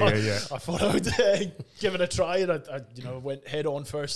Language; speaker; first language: English; native; English